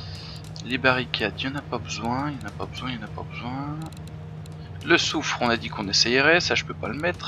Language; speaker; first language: French; native; French